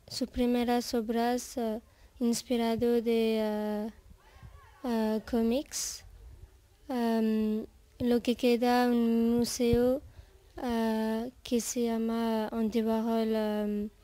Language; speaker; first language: Spanish; non-native, learner; French